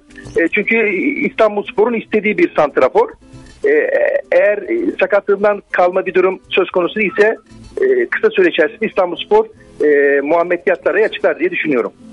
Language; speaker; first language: Turkish; native; Turkish